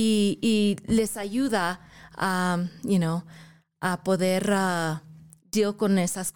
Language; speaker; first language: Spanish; early bilingual, heritage; English